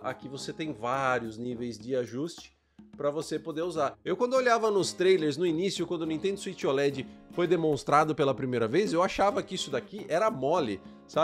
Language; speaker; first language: Portuguese; native; Portuguese